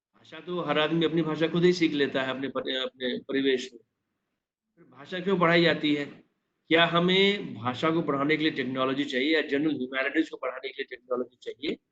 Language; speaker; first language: Hindi; non-native, local second language; Maithili